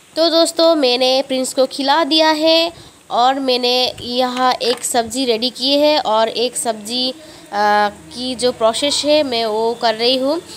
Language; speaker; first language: Hindi; non-native, local second language; Bangla